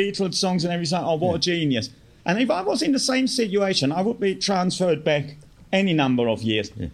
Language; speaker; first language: English; non-native, fluent; German